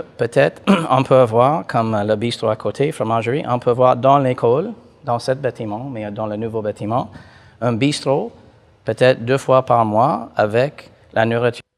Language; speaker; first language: French; non-native, fluent; English